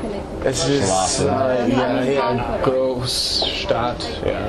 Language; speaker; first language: German; non-native, learner; English